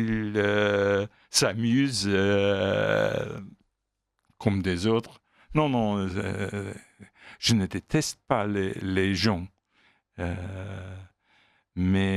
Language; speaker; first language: French; non-native, fluent; English